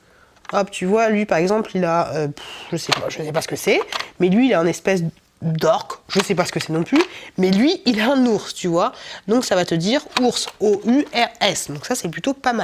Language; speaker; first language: French; native; French